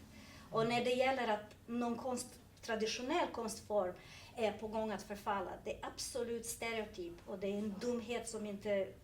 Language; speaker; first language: Swedish; non-native, fluent; Serbian